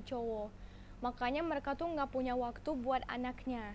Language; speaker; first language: Indonesian; non-native, fluent; German